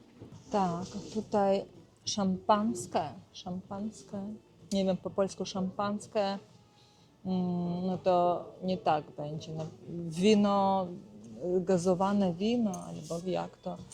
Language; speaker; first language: Polish; non-native, learner; Russian